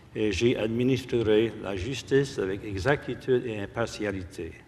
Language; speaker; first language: French; early bilingual, heritage; French